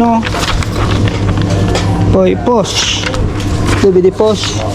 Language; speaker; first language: Italian; non-native, learner; Filipino